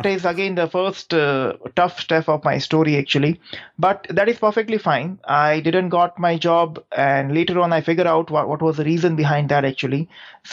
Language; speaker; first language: English; non-native, local second language; Gujarati